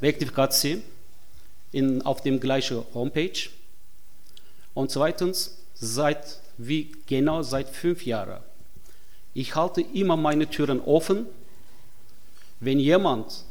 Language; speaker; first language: German; non-native, fluent; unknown